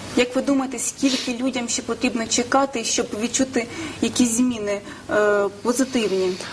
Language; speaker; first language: Ukrainian; native; Ukrainian